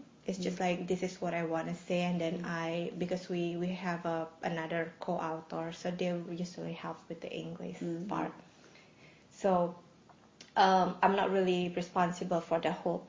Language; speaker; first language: English; non-native, fluent; Indonesian